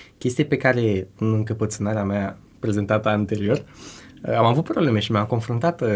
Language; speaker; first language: Romanian; early bilingual, heritage; Romanian